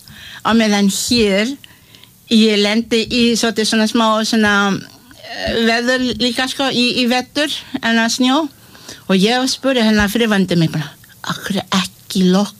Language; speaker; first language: Icelandic; non-native, learner; Malay